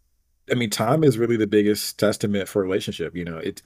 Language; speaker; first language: English; native; English